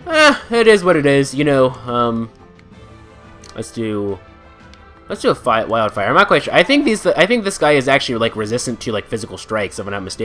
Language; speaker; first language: English; native; English